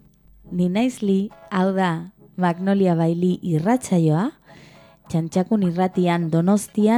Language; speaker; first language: Basque; non-native, local second language; Spanish